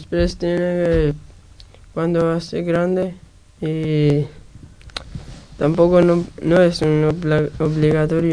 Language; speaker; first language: Spanish; non-native, local second language; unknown